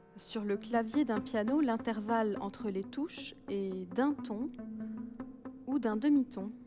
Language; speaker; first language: French; native; French